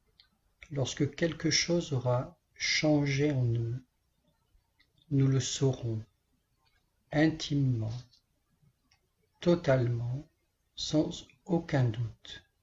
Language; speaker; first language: French; native; French